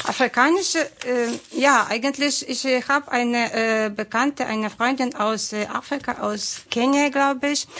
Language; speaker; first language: German; non-native, fluent; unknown